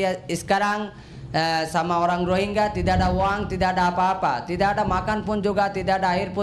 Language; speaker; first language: Indonesian; non-native, learner; Rohingya